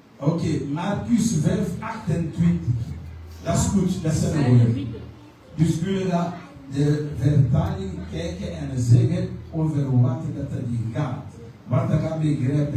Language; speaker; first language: Dutch; non-native, learner; French